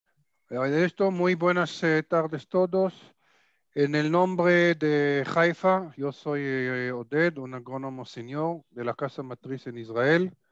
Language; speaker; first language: Spanish; non-native, fluent; Hebrew